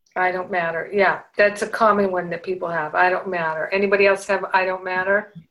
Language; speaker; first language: English; native; English